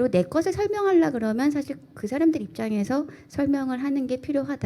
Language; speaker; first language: Korean; native; Korean